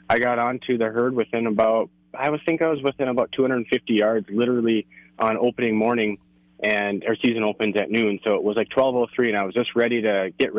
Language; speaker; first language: English; native; English